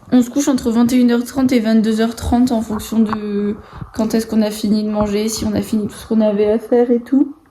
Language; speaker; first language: French; native; French